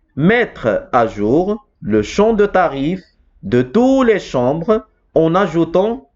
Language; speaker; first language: French; non-native, local second language; Arabic